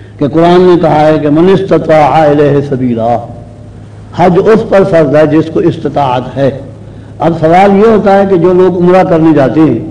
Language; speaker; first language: Urdu; native; Urdu